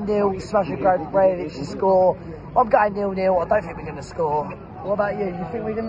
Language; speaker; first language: English; native; English